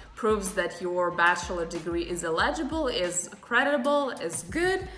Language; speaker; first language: English; non-native, fluent; Russian